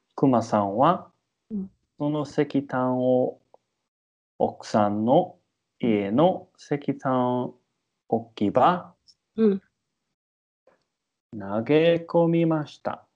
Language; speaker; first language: Japanese; non-native, learner; English